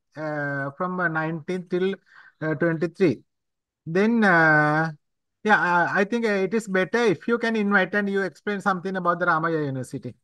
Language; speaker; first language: English; non-native, local second language; Sinhala